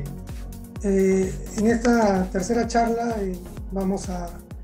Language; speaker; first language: Spanish; native; Spanish